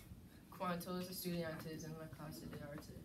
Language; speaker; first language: Spanish; non-native, learner; English